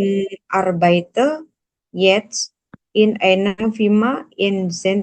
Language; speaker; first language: German; non-native, learner; Indonesian